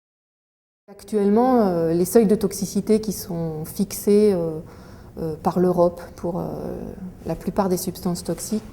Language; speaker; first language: French; native; French